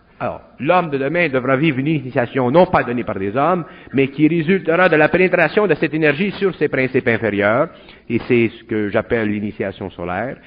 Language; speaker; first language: French; native; French